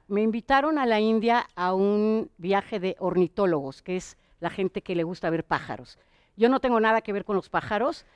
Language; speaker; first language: Spanish; non-native, fluent; Hebrew